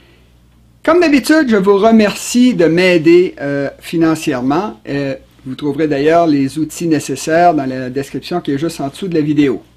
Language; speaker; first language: French; native; French